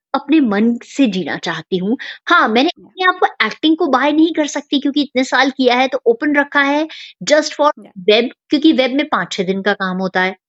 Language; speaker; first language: Hindi; native; Hindi